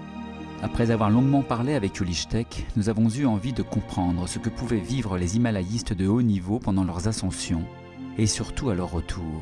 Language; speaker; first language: French; native; French